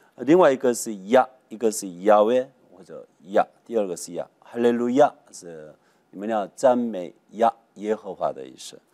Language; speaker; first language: Chinese; non-native, fluent; Korean